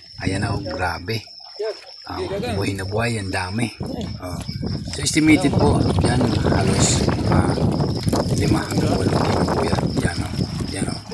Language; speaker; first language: Filipino; non-native, local second language; Bikol